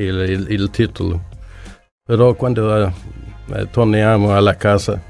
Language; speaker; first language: Italian; non-native, learner; Swedish